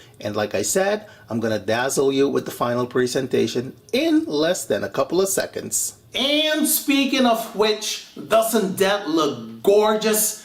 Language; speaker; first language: English; non-native, fluent; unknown